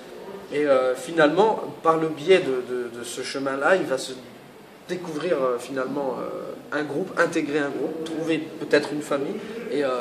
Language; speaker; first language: French; native; French